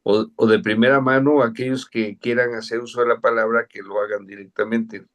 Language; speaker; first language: Spanish; native; Spanish